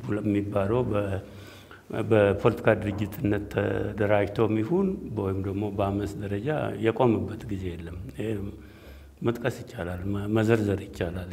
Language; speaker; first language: Amharic; non-native, local second language; Oromo